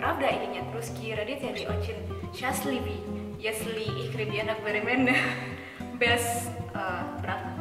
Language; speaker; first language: Russian; non-native, learner; Indonesian